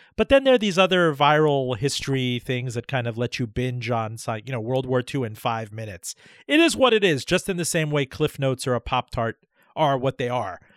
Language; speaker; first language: English; early bilingual, other home language; Persian